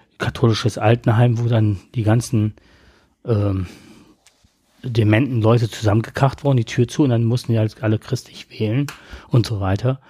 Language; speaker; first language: German; native; German